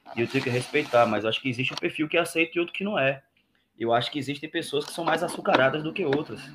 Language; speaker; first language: Portuguese; native; Portuguese